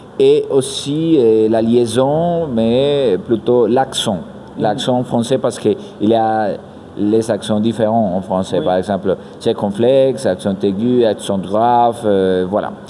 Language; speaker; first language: French; non-native, fluent; Spanish